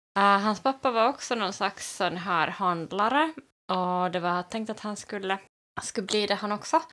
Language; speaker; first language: Swedish; native; Swedish